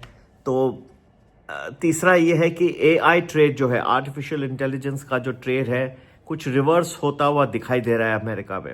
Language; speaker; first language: Hindi; native; Hindi